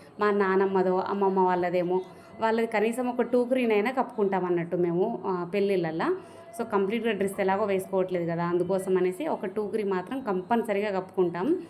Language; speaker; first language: Telugu; non-native, local second language; Lambadi